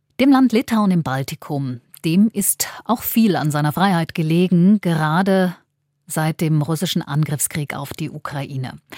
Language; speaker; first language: German; native; German